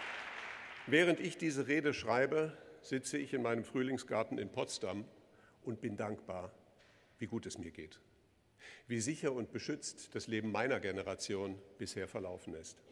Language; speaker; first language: German; native; German